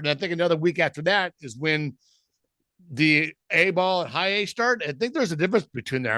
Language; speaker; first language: English; native; English